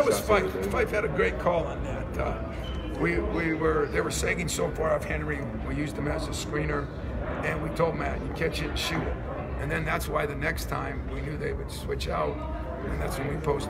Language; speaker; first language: English; native; English